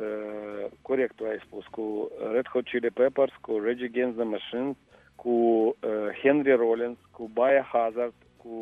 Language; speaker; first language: Romanian; non-native, local second language; Russian